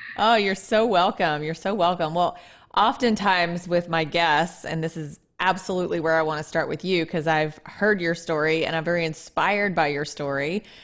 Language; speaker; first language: English; native; English